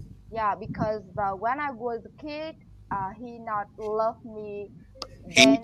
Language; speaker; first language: English; non-native, learner; Vietnamese